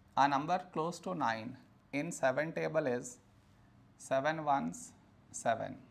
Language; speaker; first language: English; non-native, local second language; Telugu